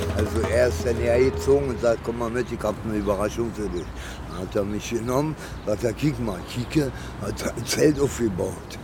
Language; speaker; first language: German; early bilingual, other home language; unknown